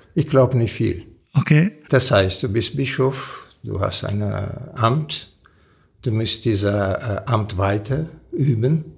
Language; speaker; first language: German; early bilingual, other home language; Portuguese